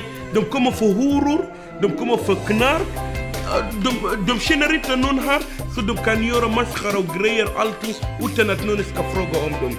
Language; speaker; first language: Swedish; non-native, fluent; Arabic